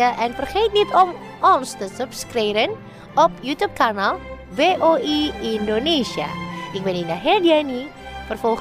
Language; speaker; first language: Dutch; non-native, fluent; Indonesian